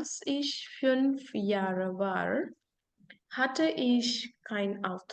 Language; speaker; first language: German; non-native, fluent; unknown